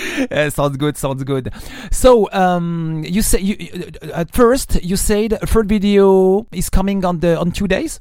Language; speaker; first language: English; non-native, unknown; French